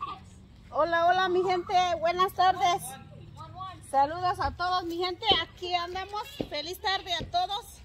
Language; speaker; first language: Spanish; native; Spanish